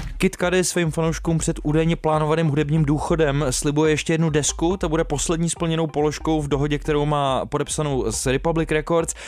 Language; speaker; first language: Czech; native; Czech